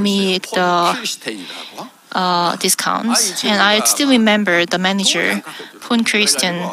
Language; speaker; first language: English; non-native, fluent; Korean